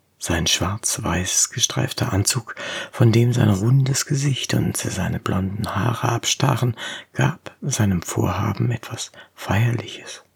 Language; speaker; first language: German; native; German